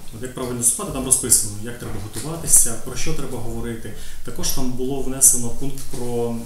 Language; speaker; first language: Ukrainian; native; Ukrainian